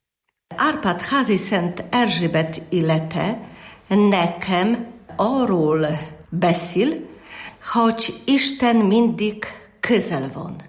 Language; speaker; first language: Hungarian; non-native, learner; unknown